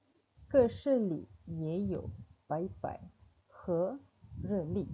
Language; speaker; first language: Chinese; non-native, fluent; Malay